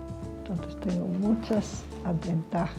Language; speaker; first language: Spanish; early bilingual, other home language; English